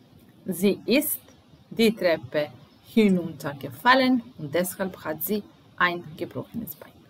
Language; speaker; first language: German; non-native, fluent; Serbian